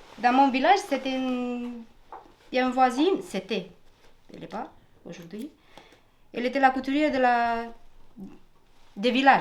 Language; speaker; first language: French; non-native, learner; Romanian